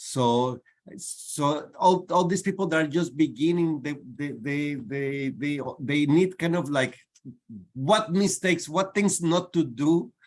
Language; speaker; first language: English; non-native, fluent; Spanish